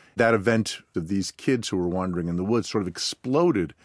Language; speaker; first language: English; native; English